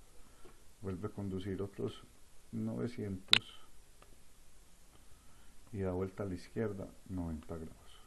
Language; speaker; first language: Spanish; native; Spanish